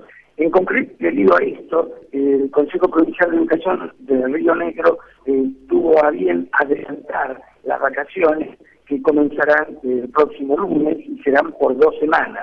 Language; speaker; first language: Spanish; native; Spanish